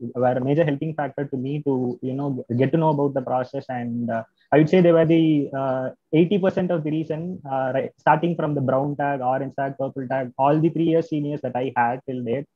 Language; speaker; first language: English; non-native, local second language; Tamil